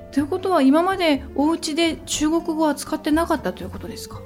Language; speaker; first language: Japanese; native; Japanese